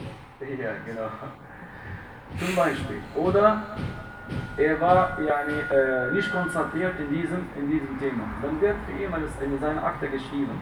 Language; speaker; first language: German; non-native, fluent; Arabic